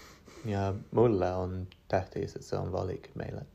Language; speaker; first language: Estonian; non-native, learner; English